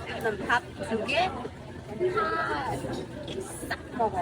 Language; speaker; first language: Korean; non-native, learner; English